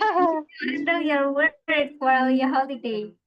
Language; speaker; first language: English; non-native, fluent; Indonesian